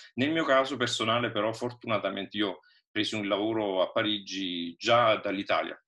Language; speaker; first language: Italian; native; Italian